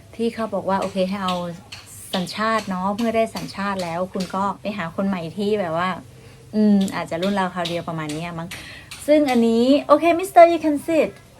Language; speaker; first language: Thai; native; Thai